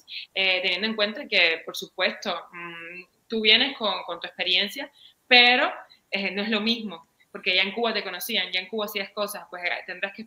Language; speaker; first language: Spanish; native; Spanish